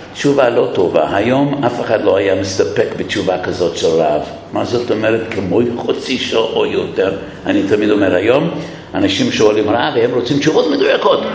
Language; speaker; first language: Hebrew; non-native, fluent; English